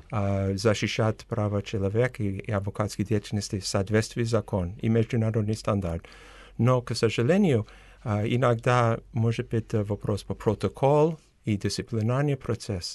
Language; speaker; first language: Russian; non-native, fluent; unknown